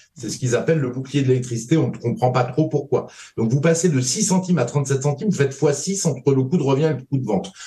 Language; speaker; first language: French; native; French